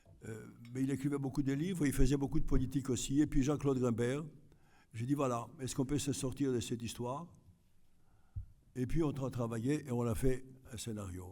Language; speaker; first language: French; non-native, fluent; Greek